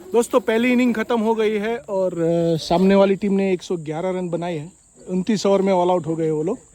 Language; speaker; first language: Hindi; non-native, local second language; Gujarati